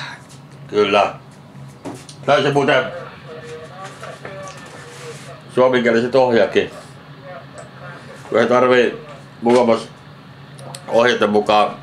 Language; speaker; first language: Finnish; native; Finnish